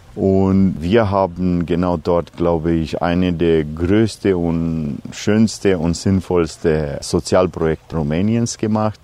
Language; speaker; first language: German; non-native, fluent; Romanian